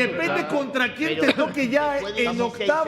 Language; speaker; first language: Spanish; native; Spanish